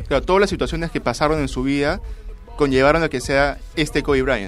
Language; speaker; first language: Spanish; native; Spanish